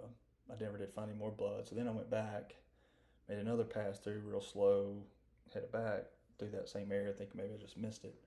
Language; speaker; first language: English; native; English